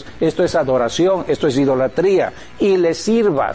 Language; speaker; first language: Spanish; native; Spanish